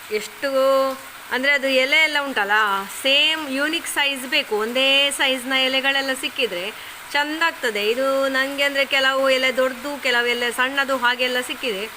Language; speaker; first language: Kannada; non-native, local second language; Tulu